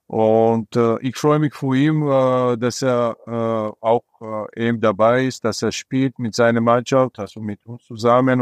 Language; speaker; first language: German; non-native, fluent; Georgian